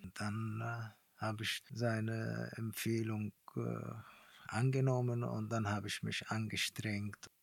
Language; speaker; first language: German; non-native, fluent; Arabic